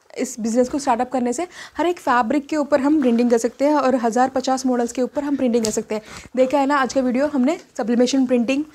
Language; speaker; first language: Hindi; non-native, local second language; Telugu